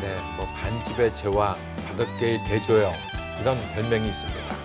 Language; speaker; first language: Korean; native; Korean